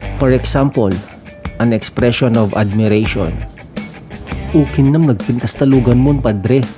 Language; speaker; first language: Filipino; non-native, local second language; Iloko